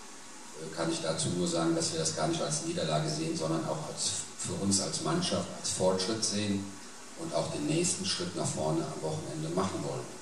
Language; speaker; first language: German; native; German